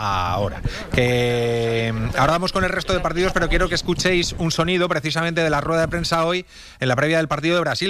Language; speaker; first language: Spanish; native; Spanish